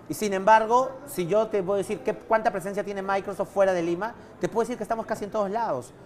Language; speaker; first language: Spanish; native; Spanish